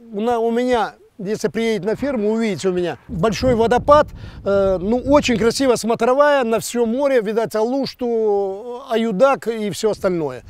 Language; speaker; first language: Russian; non-native, local second language; Crimean Tatar